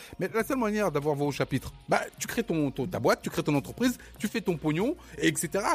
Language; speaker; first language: French; early bilingual, other home language; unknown